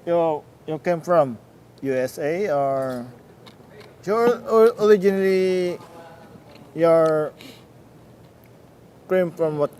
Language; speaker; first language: English; non-native, local second language; Filipino